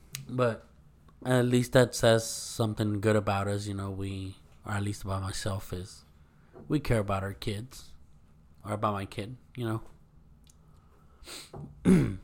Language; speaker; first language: English; early bilingual, other home language; Spanish